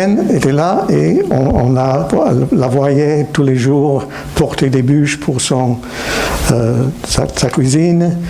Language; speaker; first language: French; non-native, fluent; English